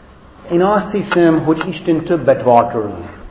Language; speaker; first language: Hungarian; non-native, fluent; English